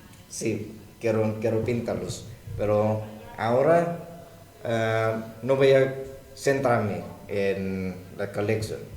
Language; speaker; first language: Spanish; non-native, learner; Thai